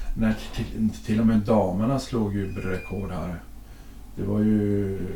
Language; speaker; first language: Swedish; native; Swedish